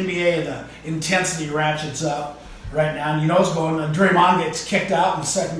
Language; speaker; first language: English; native; English